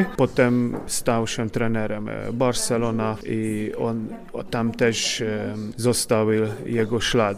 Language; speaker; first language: Polish; non-native, fluent; Hungarian